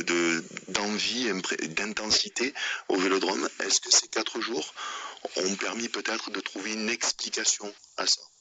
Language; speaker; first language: French; native; French